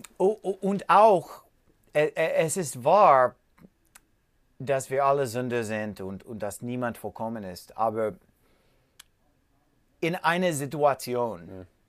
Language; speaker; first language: German; non-native, learner; English